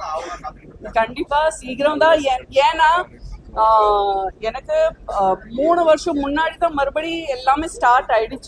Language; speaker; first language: Tamil; non-native, fluent; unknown